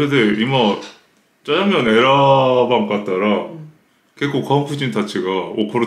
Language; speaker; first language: Japanese; non-native, fluent; Korean